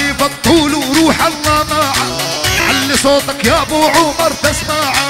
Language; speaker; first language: Arabic; native; Arabic